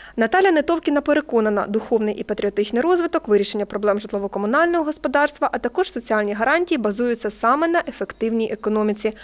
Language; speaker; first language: Ukrainian; native; Ukrainian